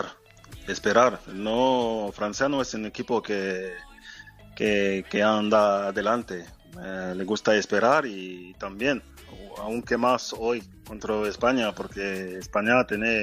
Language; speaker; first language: Spanish; non-native, fluent; French